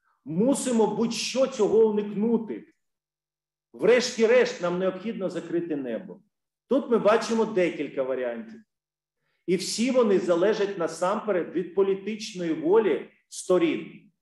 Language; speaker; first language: Ukrainian; native; Ukrainian